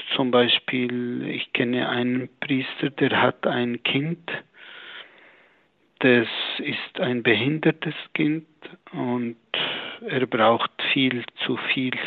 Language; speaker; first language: German; non-native, fluent; Arabic